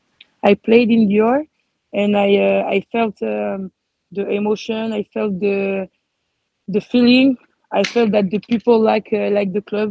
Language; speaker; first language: English; non-native, learner; French